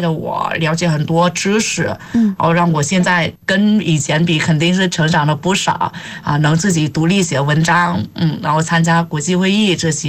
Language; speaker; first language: Chinese; non-native, fluent; Vietnamese